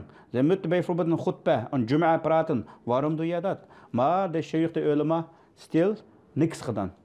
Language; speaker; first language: Dutch; non-native, learner; Uyghur